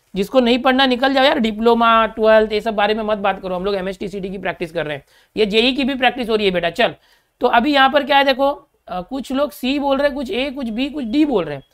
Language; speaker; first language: Hindi; native; Hindi